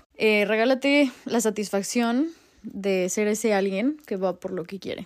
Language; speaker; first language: Spanish; native; Spanish